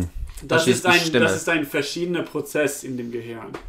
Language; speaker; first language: German; non-native, learner; English